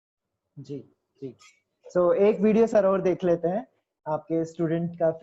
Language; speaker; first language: Hindi; native; Hindi